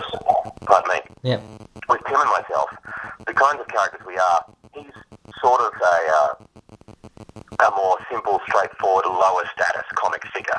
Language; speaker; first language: English; native; English